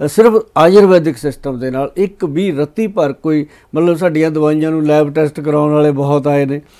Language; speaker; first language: Punjabi; native; Punjabi